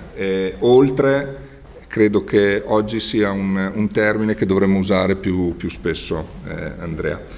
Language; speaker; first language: Italian; native; Italian